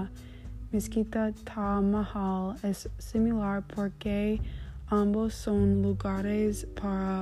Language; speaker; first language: Spanish; non-native, learner; English